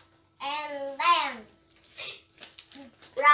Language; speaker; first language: English; non-native, learner; Indonesian